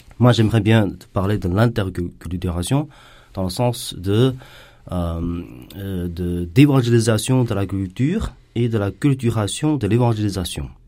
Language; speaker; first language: French; non-native, fluent; Chinese